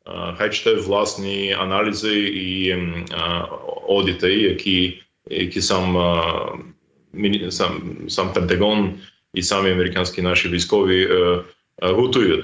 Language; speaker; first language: Ukrainian; non-native, fluent; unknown